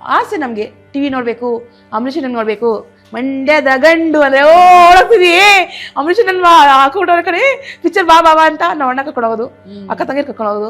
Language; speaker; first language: Kannada; non-native, local second language; Urdu